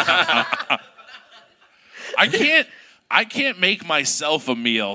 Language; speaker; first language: English; native; English